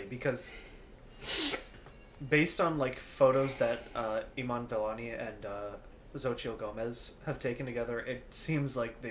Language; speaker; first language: English; early bilingual, other home language; Spanish